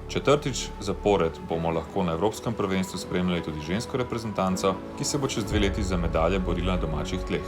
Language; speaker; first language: Slovenian; native; Slovenian